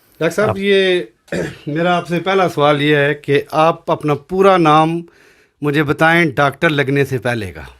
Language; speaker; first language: Urdu; non-native, local second language; Punjabi